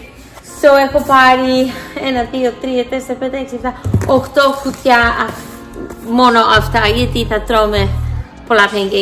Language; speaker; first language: Greek; early bilingual, heritage; English